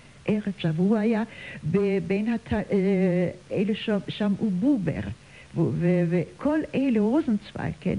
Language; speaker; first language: Hebrew; non-native, fluent; German